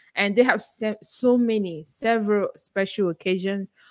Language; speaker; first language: English; non-native, local second language; Igbo